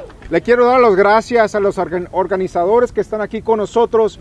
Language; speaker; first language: Spanish; early bilingual, heritage; Spanish